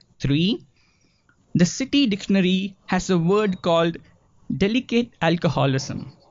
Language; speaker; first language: English; non-native, local second language; Tamil